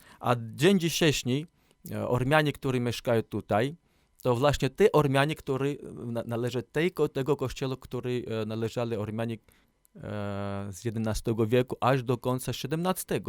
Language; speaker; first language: Polish; non-native, learner; Armenian